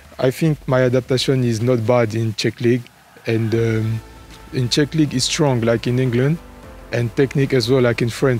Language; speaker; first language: English; non-native, learner; French